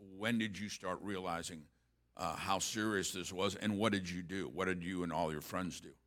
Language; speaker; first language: English; native; English